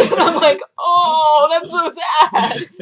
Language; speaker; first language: English; native; English